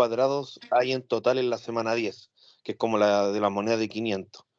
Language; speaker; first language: Spanish; native; Spanish